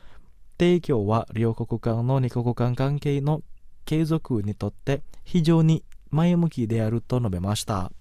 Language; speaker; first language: Japanese; non-native, fluent; Indonesian